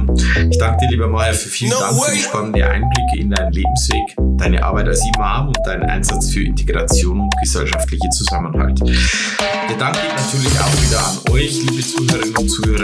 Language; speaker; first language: German; native; German